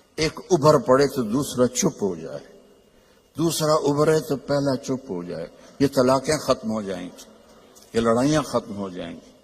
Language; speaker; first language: Urdu; non-native, local second language; Punjabi